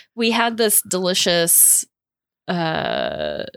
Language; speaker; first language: English; native; English